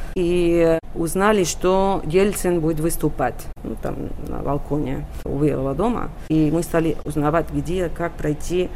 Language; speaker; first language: Russian; non-native, fluent; Catalan